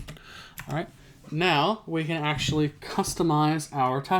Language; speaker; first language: English; native; English